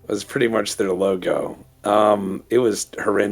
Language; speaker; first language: English; native; English